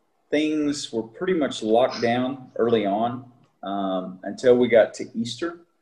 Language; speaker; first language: English; native; English